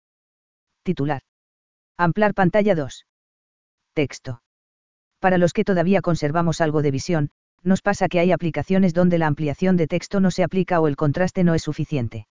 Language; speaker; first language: Spanish; native; Spanish